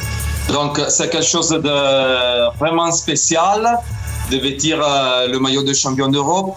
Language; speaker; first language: French; non-native, fluent; Italian